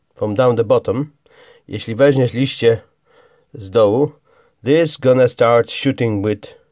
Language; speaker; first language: English; non-native, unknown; Polish